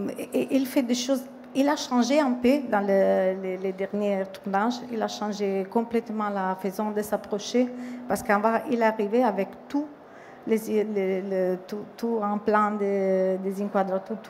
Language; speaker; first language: French; non-native, fluent; Italian